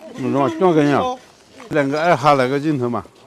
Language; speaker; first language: Chinese; native; Chinese